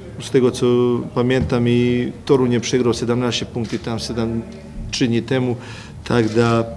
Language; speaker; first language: Polish; non-native, learner; Serbian